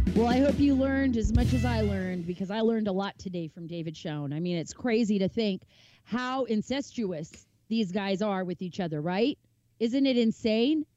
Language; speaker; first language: English; native; English